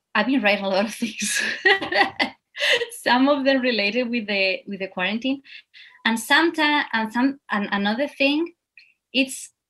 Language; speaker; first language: English; non-native, fluent; Spanish